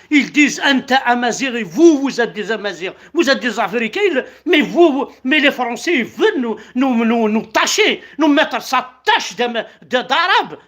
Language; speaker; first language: French; non-native, local second language; Kabyle